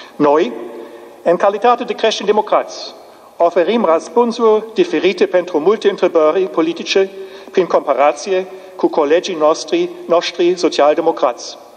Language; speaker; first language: Romanian; non-native, fluent; German